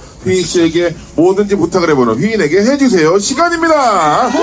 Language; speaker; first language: Korean; native; Korean